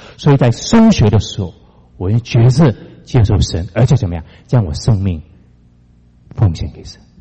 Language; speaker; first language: Chinese; non-native, local second language; Cantonese